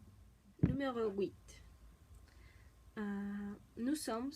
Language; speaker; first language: French; non-native, learner; Spanish